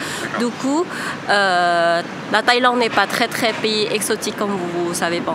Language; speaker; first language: French; non-native, fluent; Thai